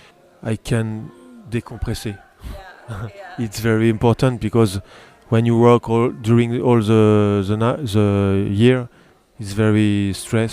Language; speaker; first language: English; non-native, learner; French